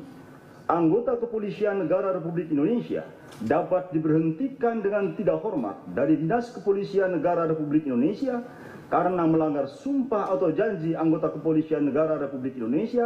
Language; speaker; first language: Indonesian; native; Indonesian